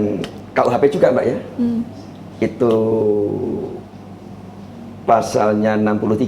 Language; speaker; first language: Indonesian; native; Indonesian